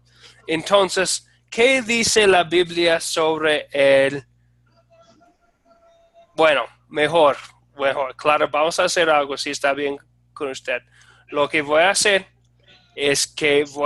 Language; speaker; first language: Spanish; non-native, fluent; English